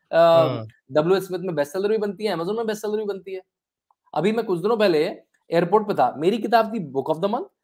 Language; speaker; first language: Hindi; native; Hindi